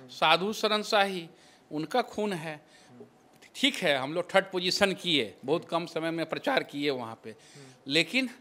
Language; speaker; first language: Hindi; native; Hindi